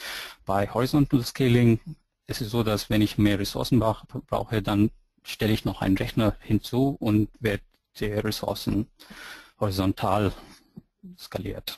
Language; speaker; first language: German; non-native, fluent; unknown